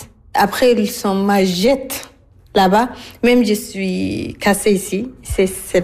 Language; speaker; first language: French; non-native, learner; Arabic